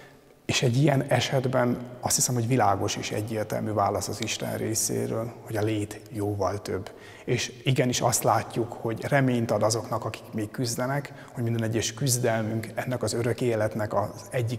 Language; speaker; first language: Hungarian; native; Hungarian